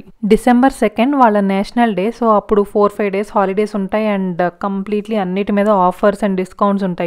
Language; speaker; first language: Telugu; native; Telugu